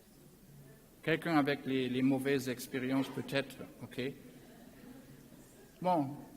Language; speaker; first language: French; non-native, learner; German